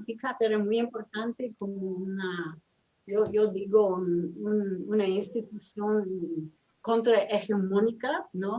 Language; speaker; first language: Spanish; non-native, fluent; English